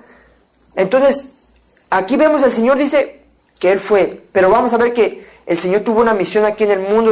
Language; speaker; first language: Spanish; native; Spanish